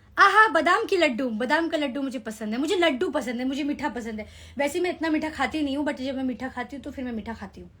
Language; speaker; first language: Hindi; native; Hindi